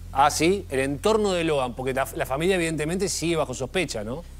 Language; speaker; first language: Spanish; native; Spanish